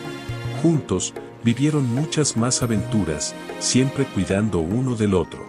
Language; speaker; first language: Spanish; native; Spanish